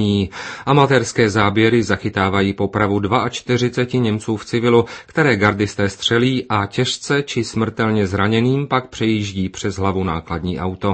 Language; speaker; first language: Czech; native; Czech